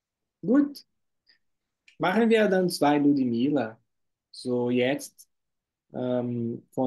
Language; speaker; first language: German; non-native, fluent; Portuguese